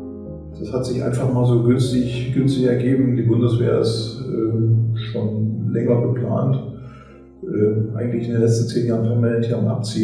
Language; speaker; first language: German; native; German